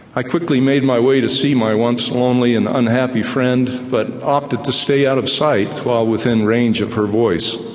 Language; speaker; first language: English; native; English